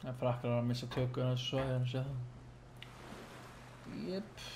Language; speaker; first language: Icelandic; non-native, learner; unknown